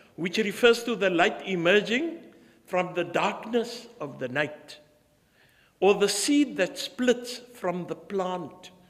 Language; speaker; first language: English; early bilingual, other home language; Afrikaans